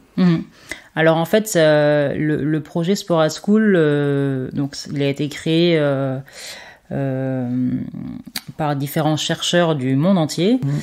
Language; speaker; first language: French; native; French